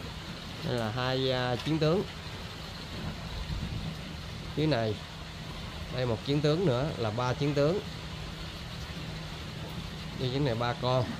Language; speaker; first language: Vietnamese; native; Vietnamese